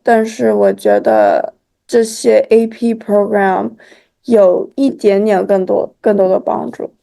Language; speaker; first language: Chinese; early bilingual, heritage; Chinese